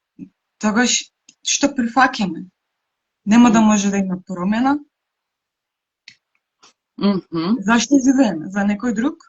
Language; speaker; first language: Macedonian; non-native, local second language; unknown